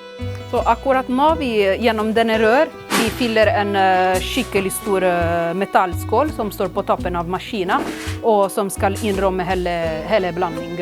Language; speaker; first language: Norwegian; non-native, fluent; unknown